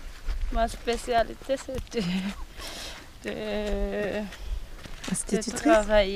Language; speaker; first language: French; non-native, local second language; Malagasy